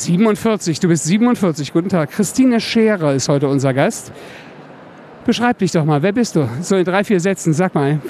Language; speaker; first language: German; native; German